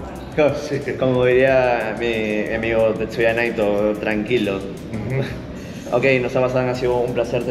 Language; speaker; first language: Spanish; native; Spanish